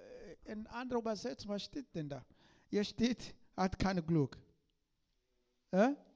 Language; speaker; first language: German; non-native, learner; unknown